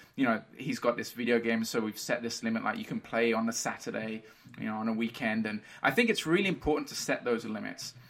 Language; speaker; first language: English; early bilingual, other home language; Portuguese